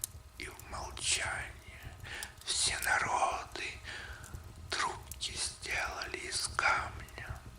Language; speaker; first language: Russian; native; Russian